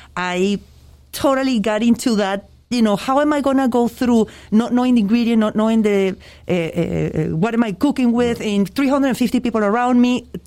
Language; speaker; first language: English; non-native, fluent; Spanish